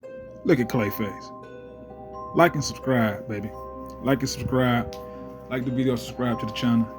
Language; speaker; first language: English; native; English